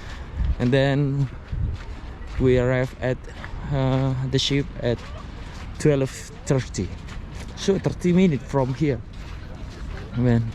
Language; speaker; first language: English; non-native, learner; Javanese